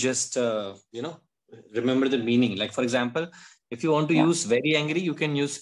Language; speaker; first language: English; non-native, local second language; Hindi